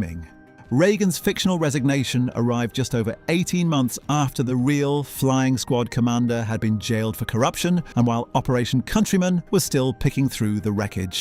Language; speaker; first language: English; native; English